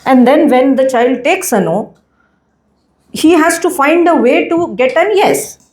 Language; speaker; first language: English; non-native, local second language; Hindi